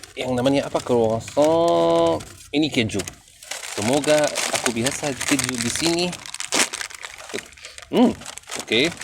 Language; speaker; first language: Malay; non-native, learner; Arabic